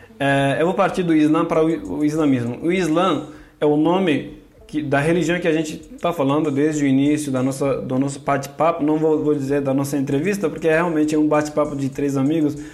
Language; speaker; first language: Portuguese; non-native, fluent; Kurdish